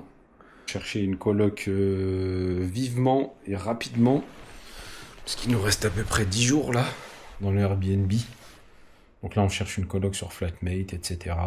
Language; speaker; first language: French; native; French